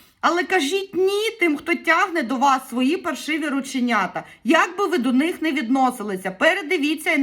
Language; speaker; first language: Ukrainian; native; Ukrainian